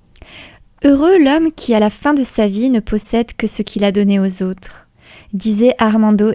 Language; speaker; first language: French; native; French